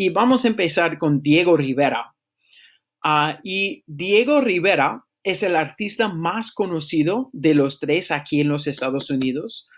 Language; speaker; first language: Spanish; non-native, fluent; English